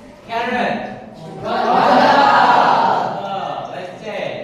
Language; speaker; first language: English; non-native, learner; Indonesian